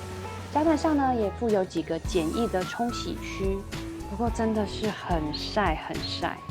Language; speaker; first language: Chinese; native; Chinese